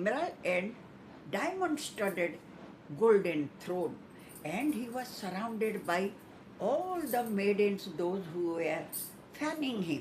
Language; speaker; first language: English; non-native, local second language; Odia